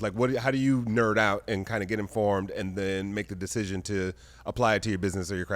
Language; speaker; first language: English; native; English